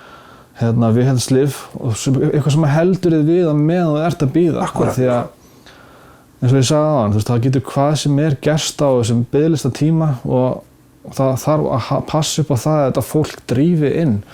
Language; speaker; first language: Icelandic; native; Icelandic